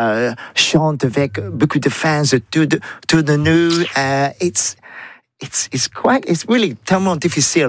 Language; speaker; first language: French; non-native, learner; English